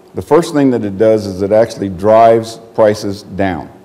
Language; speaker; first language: English; native; English